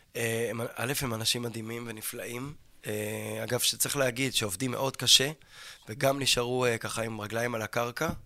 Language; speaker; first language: Hebrew; native; Hebrew